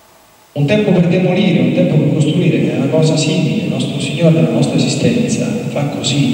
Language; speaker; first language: Italian; native; Italian